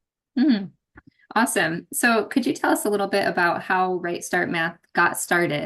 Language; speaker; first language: English; native; English